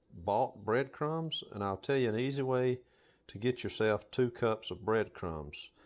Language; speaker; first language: English; native; English